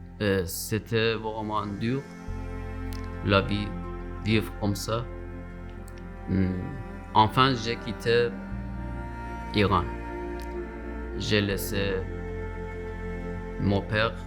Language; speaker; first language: French; non-native, learner; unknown